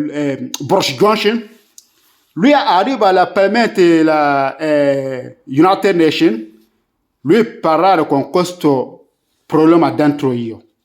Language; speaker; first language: Italian; non-native, learner; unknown